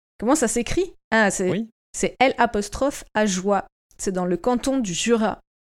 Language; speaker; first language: French; native; French